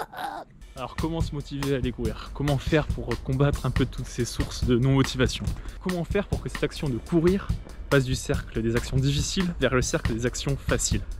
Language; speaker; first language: French; native; French